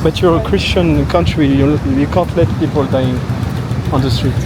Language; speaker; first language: English; non-native, learner; French